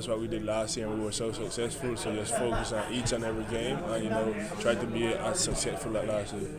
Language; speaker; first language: English; non-native, fluent; Spanish